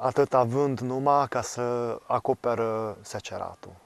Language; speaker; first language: Romanian; non-native, local second language; Hungarian